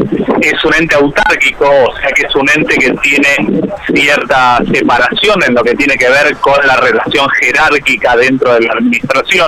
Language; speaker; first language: Spanish; native; Spanish